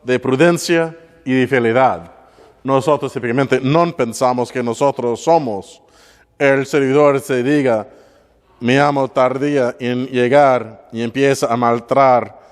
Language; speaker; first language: Spanish; non-native, learner; English